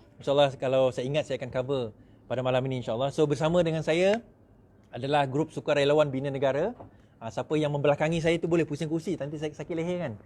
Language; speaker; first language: Malay; native; Malay